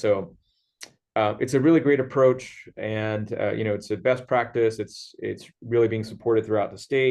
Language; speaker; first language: English; native; English